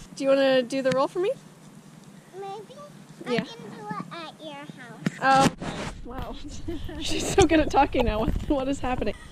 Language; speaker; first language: English; native; English